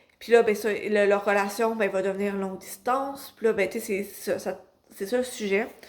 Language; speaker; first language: French; native; French